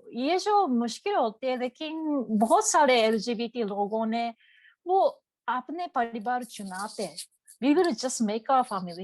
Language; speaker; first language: Hindi; non-native, learner; Japanese